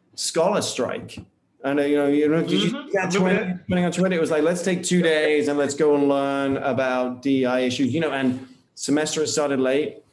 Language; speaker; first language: English; native; English